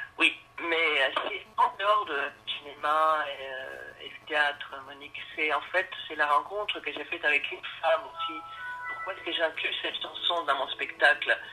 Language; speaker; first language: French; non-native, fluent; Spanish